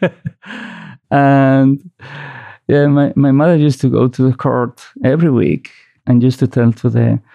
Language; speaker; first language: English; non-native, fluent; Spanish